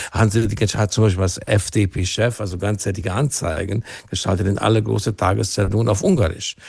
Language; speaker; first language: German; non-native, fluent; Hungarian